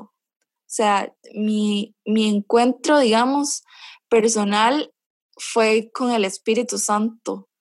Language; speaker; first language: Spanish; native; Spanish